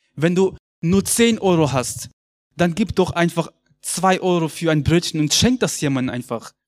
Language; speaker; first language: German; early bilingual, other home language; Russian